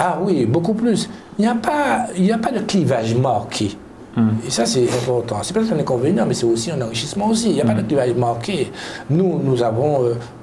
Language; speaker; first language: French; native; French